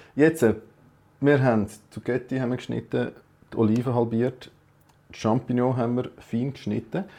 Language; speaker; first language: German; native; German